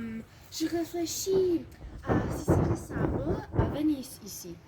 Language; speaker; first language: French; non-native, learner; Czech